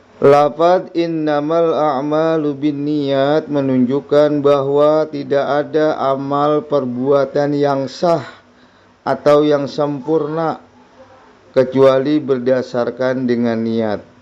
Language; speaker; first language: Indonesian; native; Indonesian